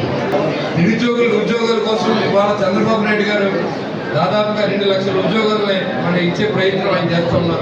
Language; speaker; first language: Telugu; native; Telugu